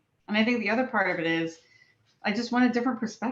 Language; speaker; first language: English; native; English